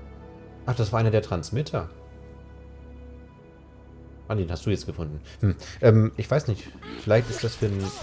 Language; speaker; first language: German; native; German